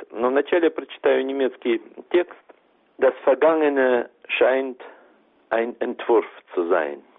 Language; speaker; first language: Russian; non-native, local second language; German